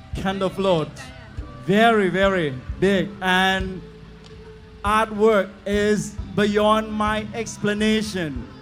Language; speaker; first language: English; non-native, fluent; Thai